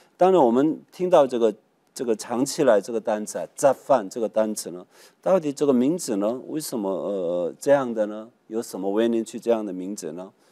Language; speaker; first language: Chinese; non-native, fluent; Korean